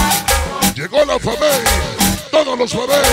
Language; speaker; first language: Spanish; native; Spanish